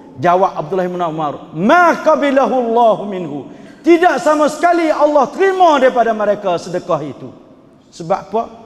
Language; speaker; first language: Malay; native; Malay